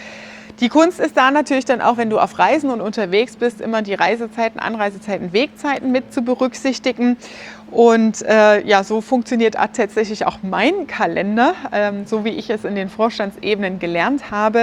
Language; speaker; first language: German; native; German